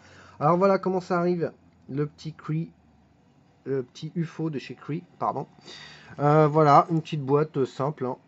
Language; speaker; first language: French; native; French